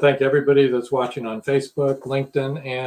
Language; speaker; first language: English; native; English